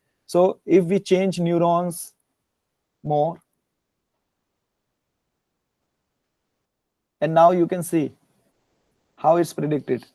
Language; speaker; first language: English; non-native, learner; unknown